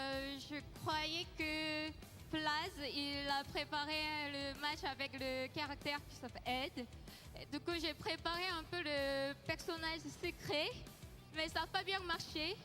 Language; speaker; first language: French; non-native, learner; Korean